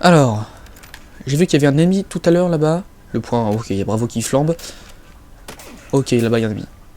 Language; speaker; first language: French; native; French